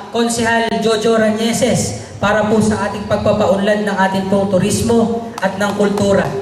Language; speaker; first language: Filipino; native; Filipino